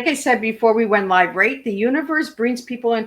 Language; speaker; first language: English; native; English